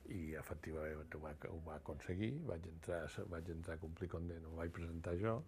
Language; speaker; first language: Catalan; native; Catalan